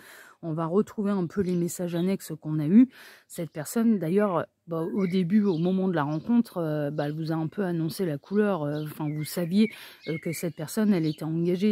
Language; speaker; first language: French; native; French